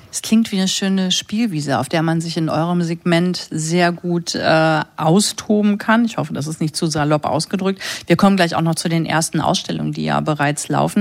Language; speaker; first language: German; native; German